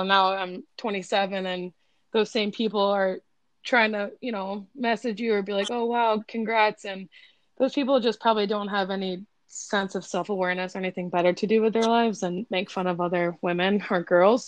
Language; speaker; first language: English; native; English